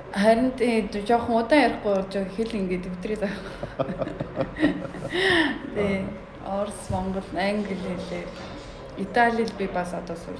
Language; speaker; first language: Mongolian; early bilingual, heritage; Mongolian